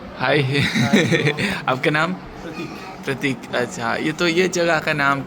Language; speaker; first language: Hindi; non-native, local second language; Malayalam